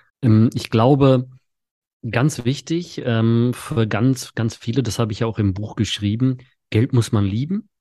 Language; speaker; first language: German; early bilingual, other home language; Polish